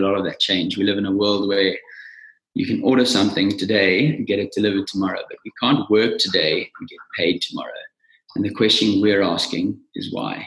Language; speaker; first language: English; native; English